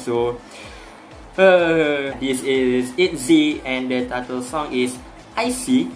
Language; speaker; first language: English; non-native, local second language; Malay